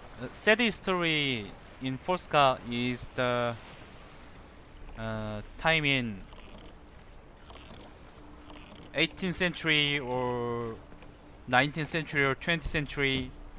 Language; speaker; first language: English; non-native, learner; Korean